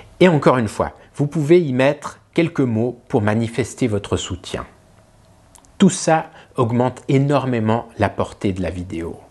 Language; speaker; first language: French; native; French